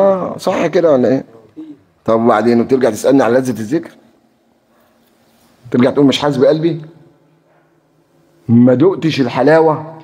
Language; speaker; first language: Arabic; native; Arabic